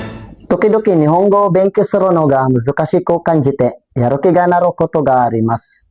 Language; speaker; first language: Japanese; non-native, learner; Filipino